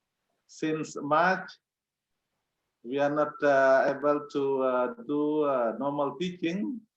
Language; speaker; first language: English; non-native, fluent; Indonesian